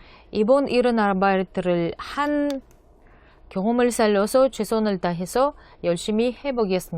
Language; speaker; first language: Korean; non-native, fluent; Russian